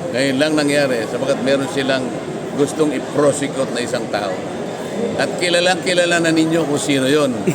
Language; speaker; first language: Filipino; native; Filipino